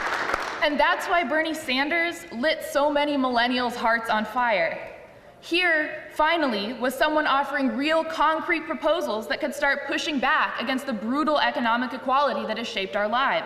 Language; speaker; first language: English; native; English